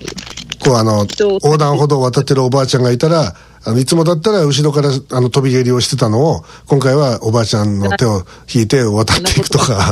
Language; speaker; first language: Japanese; native; Japanese